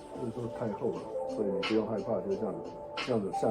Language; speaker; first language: Chinese; native; Chinese